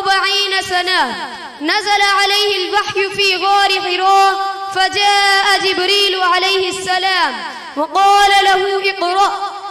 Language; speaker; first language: Arabic; non-native, learner; Urdu